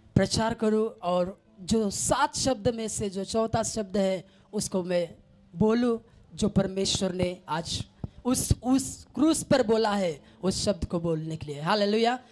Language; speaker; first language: Hindi; non-native, local second language; Marathi